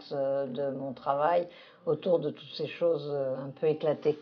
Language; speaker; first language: French; native; French